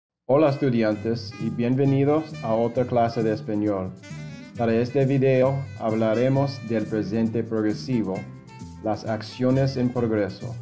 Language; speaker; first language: Spanish; non-native, fluent; English